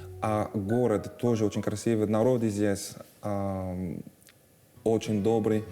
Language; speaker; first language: Russian; non-native, fluent; Portuguese